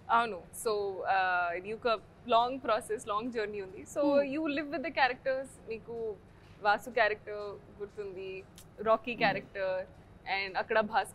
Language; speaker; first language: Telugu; non-native, learner; Hindi